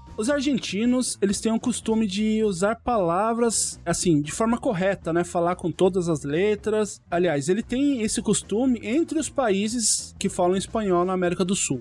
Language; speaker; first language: Portuguese; native; Portuguese